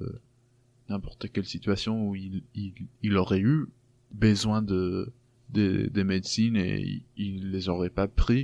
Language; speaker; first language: French; non-native, fluent; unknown